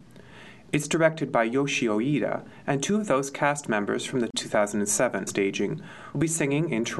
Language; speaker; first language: English; native; English